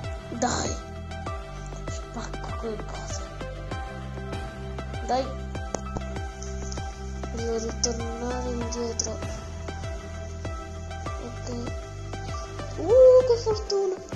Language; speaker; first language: Italian; early bilingual, other home language; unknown